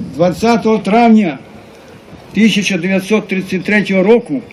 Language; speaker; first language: Ukrainian; native; Ukrainian